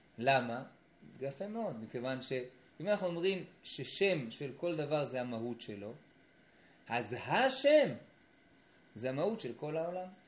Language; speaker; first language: Hebrew; native; Hebrew